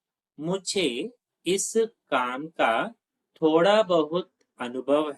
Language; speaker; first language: Hindi; non-native, local second language; Telugu